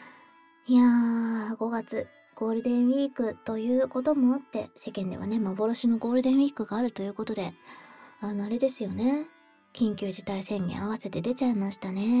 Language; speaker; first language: Japanese; native; Japanese